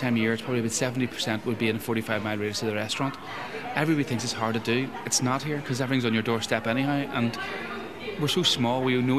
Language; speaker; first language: English; native; English